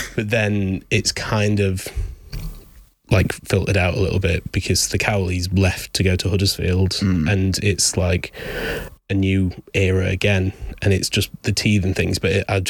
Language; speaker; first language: English; native; English